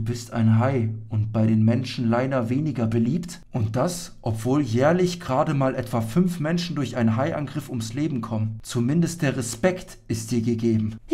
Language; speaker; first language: German; native; German